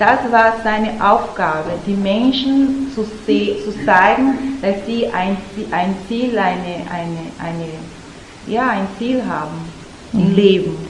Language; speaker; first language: German; non-native, learner; Portuguese